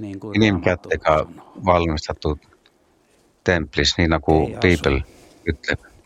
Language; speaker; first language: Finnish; non-native, learner; Estonian